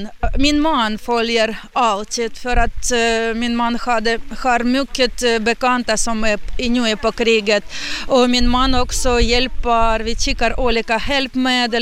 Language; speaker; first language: Swedish; non-native, learner; Ukrainian